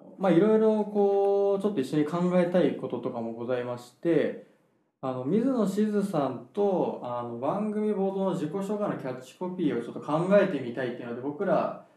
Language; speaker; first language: Japanese; native; Japanese